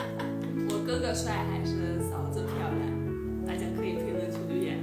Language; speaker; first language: Chinese; non-native, fluent; Armenian